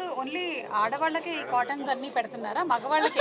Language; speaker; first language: Telugu; native; Telugu